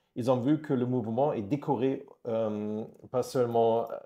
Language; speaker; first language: French; non-native, fluent; German